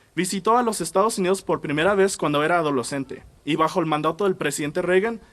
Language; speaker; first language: Spanish; early bilingual, heritage; Spanish